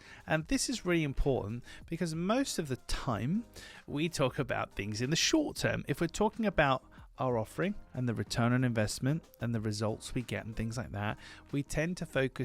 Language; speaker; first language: English; native; English